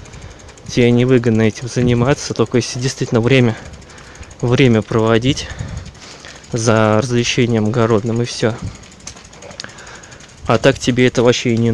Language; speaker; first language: Russian; native; Russian